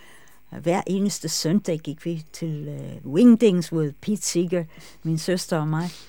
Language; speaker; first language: Danish; non-native, fluent; English